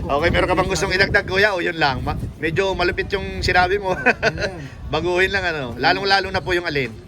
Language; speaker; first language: Filipino; non-native, local second language; Bikol